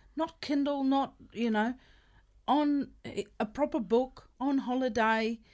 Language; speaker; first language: English; non-native, local second language; Afrikaans